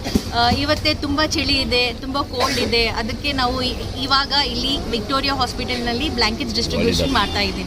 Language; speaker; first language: Kannada; non-native, local second language; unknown